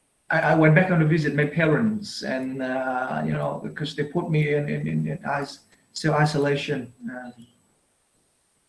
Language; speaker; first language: English; non-native, fluent; Vietnamese